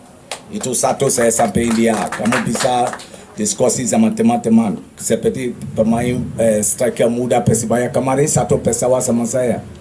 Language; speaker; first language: Indonesian; non-native, fluent; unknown